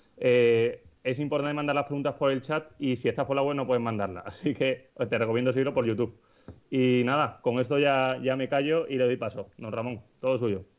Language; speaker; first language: Spanish; native; Spanish